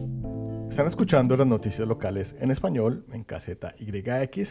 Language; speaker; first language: Spanish; native; Spanish